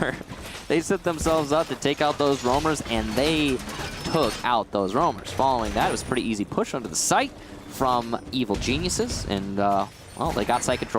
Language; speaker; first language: English; native; English